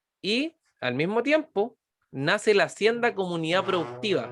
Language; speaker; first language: Spanish; native; Spanish